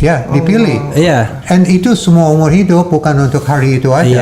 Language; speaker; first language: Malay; non-native, fluent; English